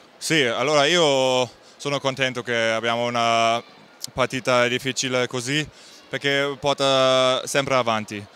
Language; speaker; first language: Italian; non-native, fluent; German